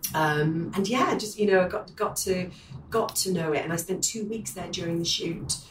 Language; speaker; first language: English; native; English